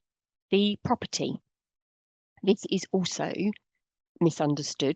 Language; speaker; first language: English; native; English